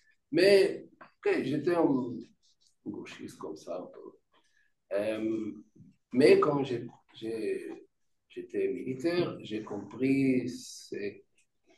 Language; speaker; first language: French; non-native, fluent; Hebrew